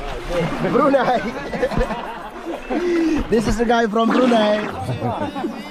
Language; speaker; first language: English; non-native, learner; Indonesian